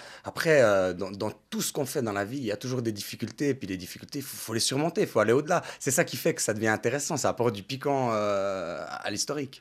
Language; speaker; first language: French; native; French